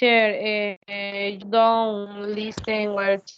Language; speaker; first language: English; non-native, learner; Spanish